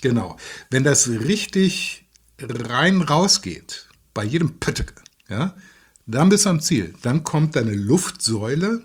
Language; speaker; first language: German; native; German